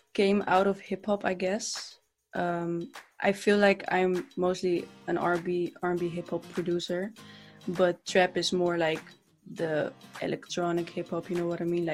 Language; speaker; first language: English; non-native, fluent; Dutch